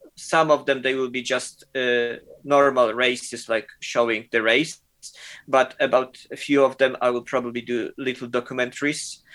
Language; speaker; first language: English; non-native, fluent; Polish